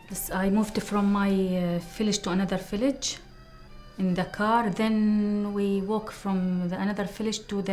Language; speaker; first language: English; non-native, learner; Arabic